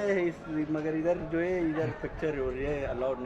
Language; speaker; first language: Hindi; non-native, fluent; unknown